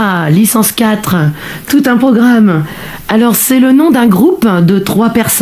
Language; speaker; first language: French; native; French